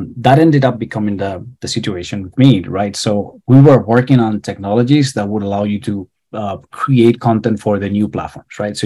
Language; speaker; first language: English; non-native, fluent; Spanish